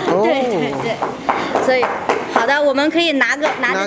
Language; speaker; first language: Chinese; native; Chinese